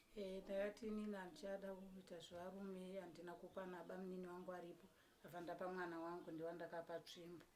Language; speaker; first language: Shona; non-native, local second language; Nyanja